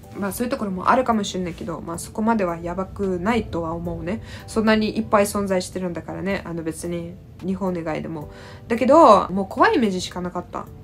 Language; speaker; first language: Japanese; non-native, fluent; Russian